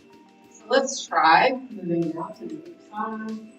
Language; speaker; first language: English; native; English